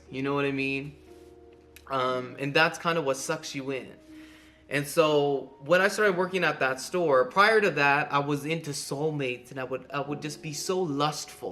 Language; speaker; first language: English; native; English